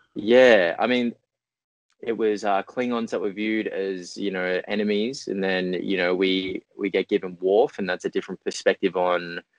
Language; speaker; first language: English; native; English